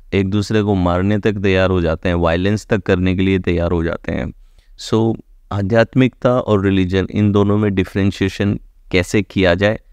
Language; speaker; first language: Hindi; native; Hindi